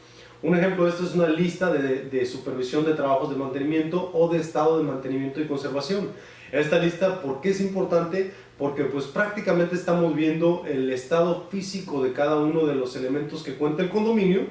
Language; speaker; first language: Spanish; native; Spanish